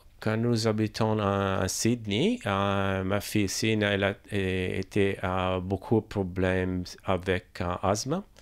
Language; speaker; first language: French; non-native, learner; Italian